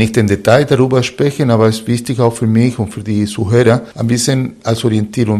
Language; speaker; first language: German; non-native, fluent; Spanish